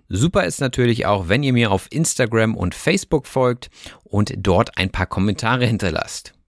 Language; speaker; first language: German; native; German